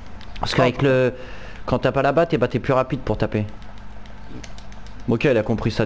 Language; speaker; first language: French; native; French